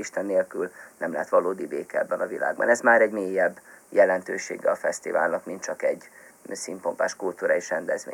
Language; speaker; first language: Hungarian; native; Hungarian